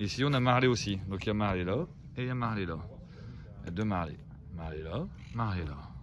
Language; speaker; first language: French; native; French